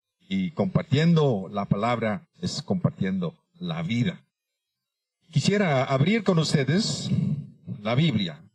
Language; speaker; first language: Spanish; non-native, fluent; Dutch